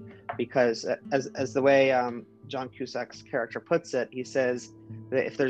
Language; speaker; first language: English; native; English